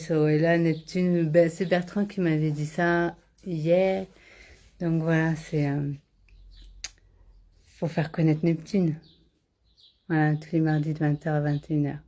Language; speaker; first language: French; native; French